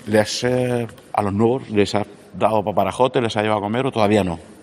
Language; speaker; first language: Spanish; native; Spanish